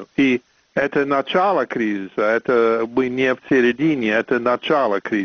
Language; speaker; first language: Russian; non-native, fluent; English